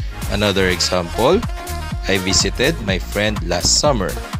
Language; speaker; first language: English; non-native, local second language; Filipino